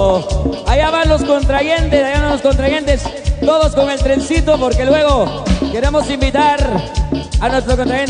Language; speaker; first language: Spanish; native; Spanish